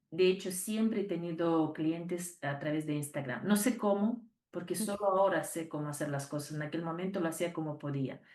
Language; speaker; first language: Spanish; non-native, fluent; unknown